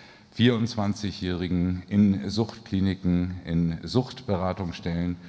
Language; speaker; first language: German; native; German